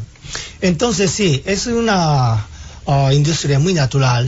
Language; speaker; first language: Spanish; non-native, fluent; Japanese